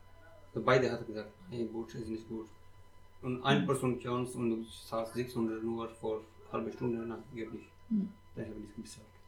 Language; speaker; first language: German; non-native, learner; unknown